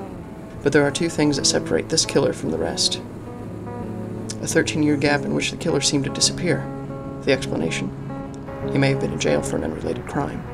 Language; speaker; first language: English; native; English